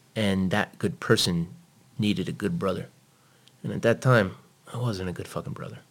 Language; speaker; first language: English; native; English